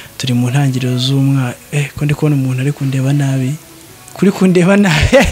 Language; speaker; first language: Kinyarwanda; native; Kinyarwanda